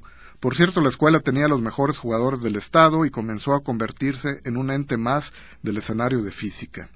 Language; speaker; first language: Spanish; native; Spanish